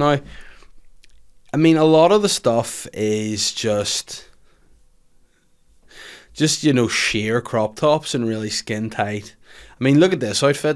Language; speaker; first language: English; native; English